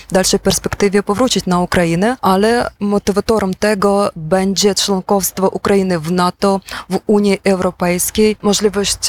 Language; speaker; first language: Polish; non-native, fluent; Ukrainian